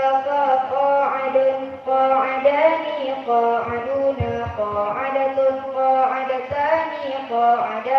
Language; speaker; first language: Arabic; non-native, learner; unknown